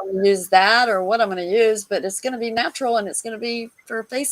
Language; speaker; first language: English; native; English